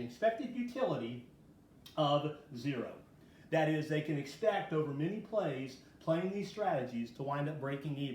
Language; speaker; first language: English; native; English